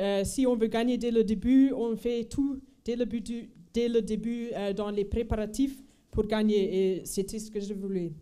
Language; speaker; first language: French; non-native, fluent; Afrikaans